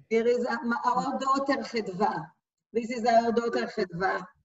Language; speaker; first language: English; non-native, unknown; Hebrew